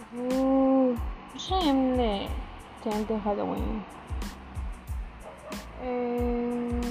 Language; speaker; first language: French; non-native, learner; Spanish